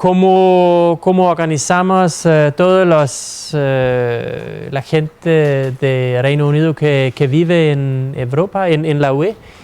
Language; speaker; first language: Spanish; non-native, fluent; Danish